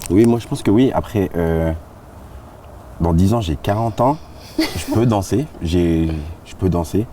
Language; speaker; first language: French; native; French